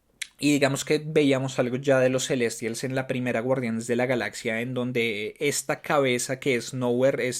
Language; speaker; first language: Spanish; native; Spanish